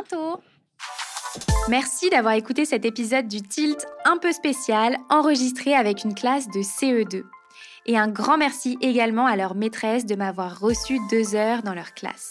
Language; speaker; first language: French; native; French